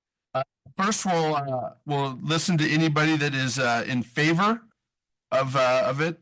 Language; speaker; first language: English; native; English